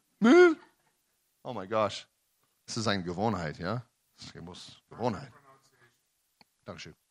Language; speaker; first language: German; non-native, learner; English